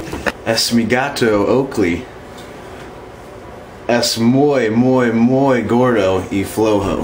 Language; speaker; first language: Spanish; non-native, learner; English